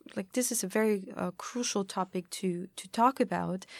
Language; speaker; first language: English; non-native, fluent; German